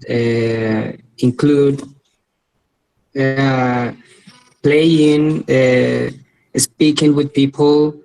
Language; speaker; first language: English; non-native, learner; Spanish